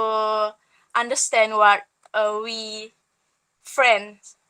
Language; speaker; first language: English; non-native, learner; Indonesian